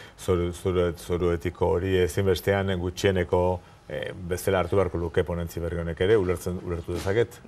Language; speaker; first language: Basque; native; Basque